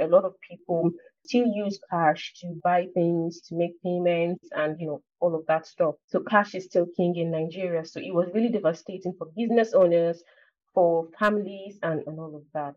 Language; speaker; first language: English; non-native, local second language; Igbo